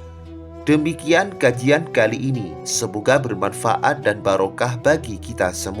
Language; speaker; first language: Indonesian; native; Indonesian